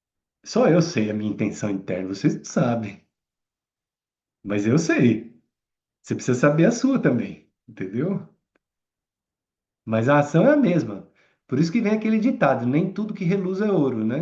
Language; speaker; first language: Portuguese; native; Portuguese